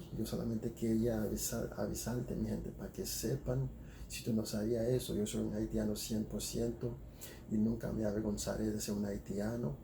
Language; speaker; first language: Spanish; non-native, fluent; Haitian Creole